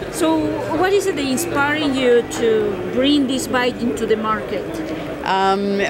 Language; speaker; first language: English; non-native, fluent; Spanish